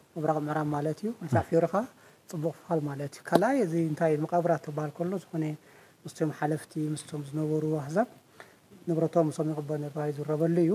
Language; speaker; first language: Tigrinya; non-native, local second language; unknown